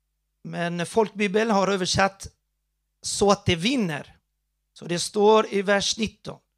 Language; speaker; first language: Swedish; non-native, fluent; Portuguese